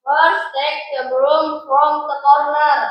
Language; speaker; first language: English; non-native, learner; Indonesian